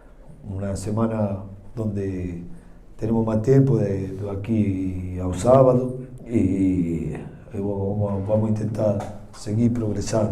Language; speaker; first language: Portuguese; non-native, learner; Spanish